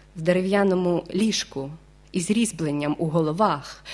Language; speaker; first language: Ukrainian; native; Ukrainian